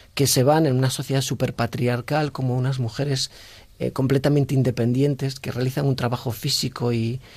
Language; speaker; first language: Spanish; native; Spanish